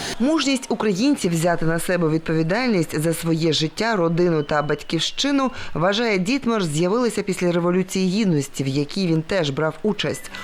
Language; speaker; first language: Ukrainian; native; Ukrainian